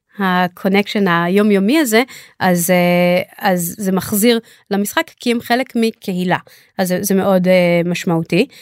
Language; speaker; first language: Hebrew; native; Hebrew